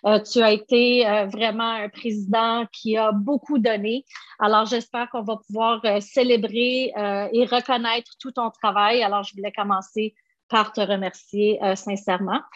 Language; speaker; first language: French; native; French